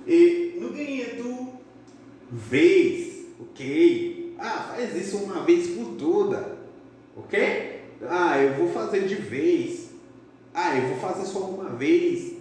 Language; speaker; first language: Portuguese; non-native, fluent; Haitian Creole